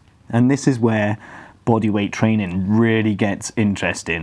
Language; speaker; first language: English; native; English